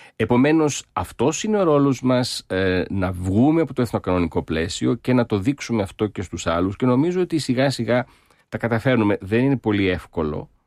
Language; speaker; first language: Greek; early bilingual, heritage; Greek